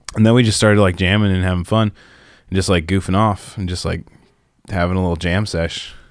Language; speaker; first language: English; native; English